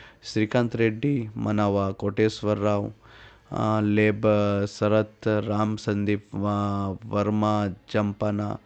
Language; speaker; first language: Hindi; native; Hindi